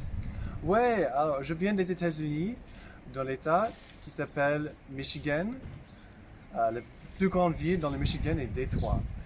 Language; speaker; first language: French; non-native, fluent; English